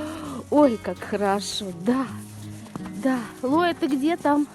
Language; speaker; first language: Russian; native; Russian